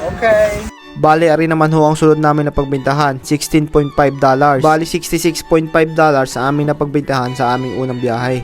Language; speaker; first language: Filipino; native; Filipino